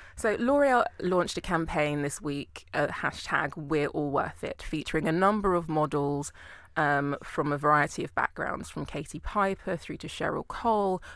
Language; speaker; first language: English; native; English